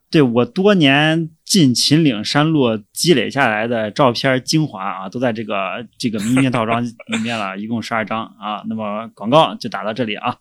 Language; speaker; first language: Chinese; native; Chinese